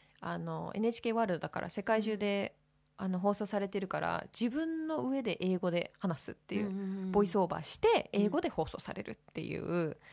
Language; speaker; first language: Japanese; early bilingual, heritage; English